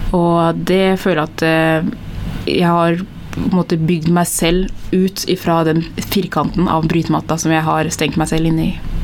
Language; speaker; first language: Norwegian; early bilingual, other home language; Tigrinya